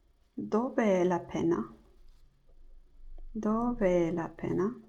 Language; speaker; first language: Italian; non-native, learner; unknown